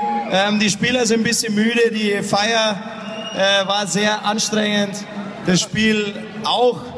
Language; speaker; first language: German; non-native, fluent; Dutch